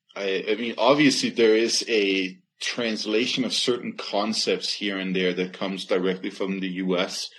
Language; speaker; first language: English; non-native, fluent; Danish